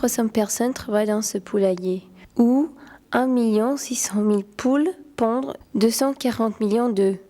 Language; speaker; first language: French; native; French